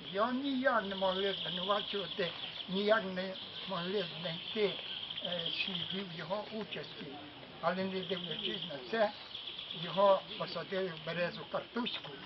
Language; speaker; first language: Ukrainian; native; Ukrainian